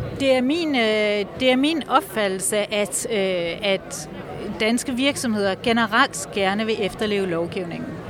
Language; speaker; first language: Danish; native; Danish